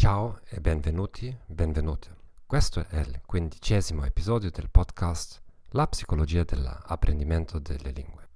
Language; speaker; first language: Italian; non-native, learner; German